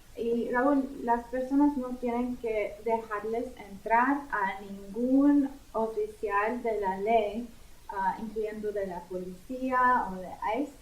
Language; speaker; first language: Spanish; non-native, fluent; English